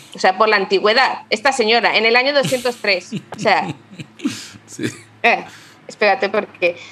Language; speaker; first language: Spanish; native; Spanish